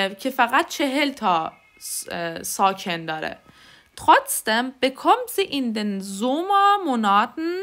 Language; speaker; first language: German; non-native, fluent; Persian